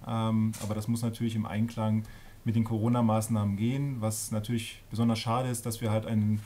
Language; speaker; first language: German; native; German